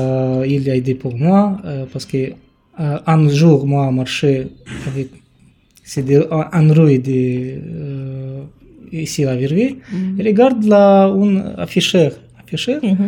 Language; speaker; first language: French; non-native, learner; Romanian